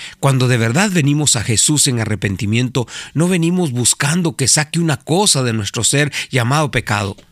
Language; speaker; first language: Spanish; native; Spanish